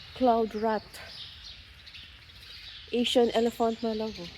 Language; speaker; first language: English; non-native, local second language; Filipino